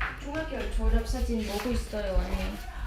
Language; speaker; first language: Korean; non-native, learner; Vietnamese